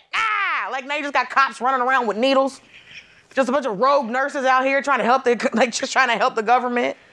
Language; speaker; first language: English; native; English